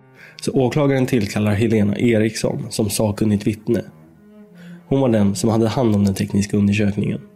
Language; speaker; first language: Swedish; native; Swedish